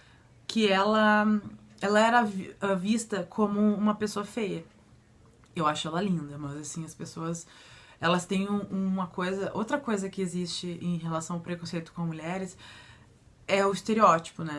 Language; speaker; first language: Portuguese; native; Portuguese